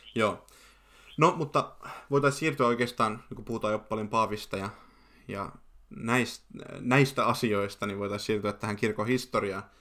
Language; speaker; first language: Finnish; native; Finnish